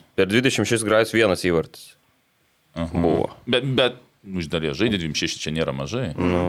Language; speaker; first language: Lithuanian; native; Lithuanian